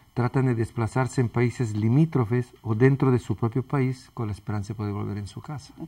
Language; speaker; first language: Spanish; early bilingual, other home language; Italian